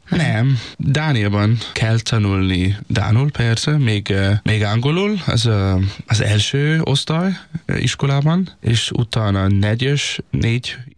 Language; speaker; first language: Hungarian; non-native, learner; Danish